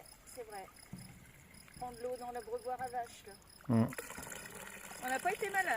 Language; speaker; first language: French; native; French